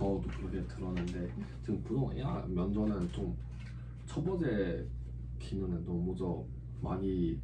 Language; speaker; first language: Korean; non-native, learner; Chinese